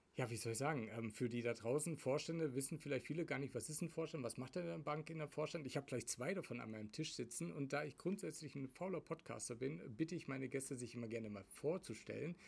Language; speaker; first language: German; native; German